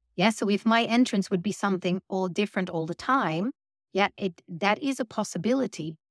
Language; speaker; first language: English; non-native, fluent; Dutch